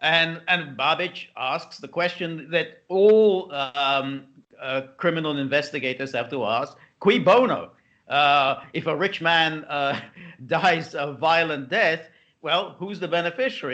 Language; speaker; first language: English; native; English